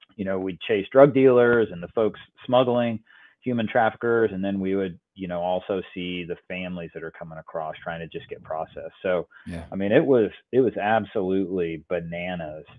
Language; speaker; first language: English; native; English